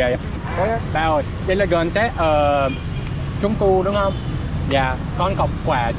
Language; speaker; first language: Vietnamese; non-native, learner; English